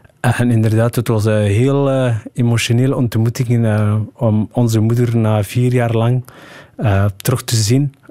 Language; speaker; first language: Dutch; early bilingual, other home language; Somali